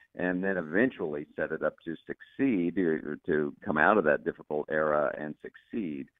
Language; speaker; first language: English; native; English